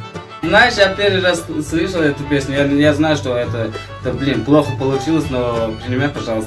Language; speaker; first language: Russian; non-native, fluent; Tajik